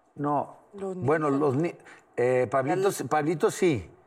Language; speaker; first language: Spanish; native; Spanish